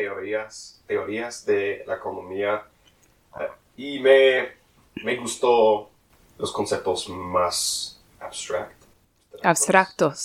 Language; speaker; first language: Spanish; non-native, learner; English